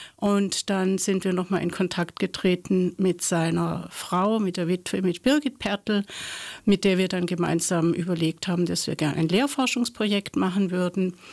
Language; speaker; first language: German; native; German